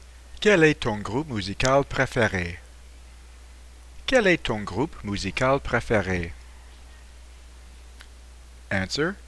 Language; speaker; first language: French; non-native, fluent; English